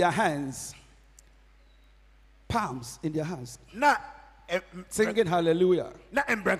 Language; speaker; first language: English; non-native, local second language; Akan